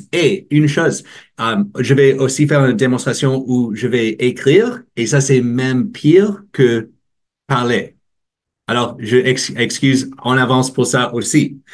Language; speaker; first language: French; non-native, learner; English